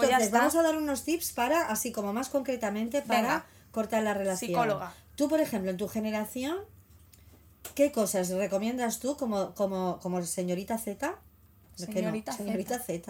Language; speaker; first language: Spanish; native; Spanish